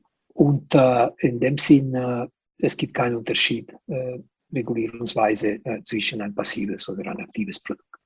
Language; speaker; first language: German; non-native, local second language; Italian